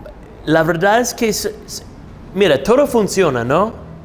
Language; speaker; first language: Spanish; non-native, fluent; English